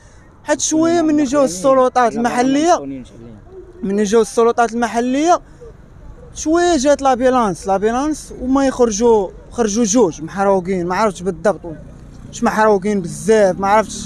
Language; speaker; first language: Arabic; native; Arabic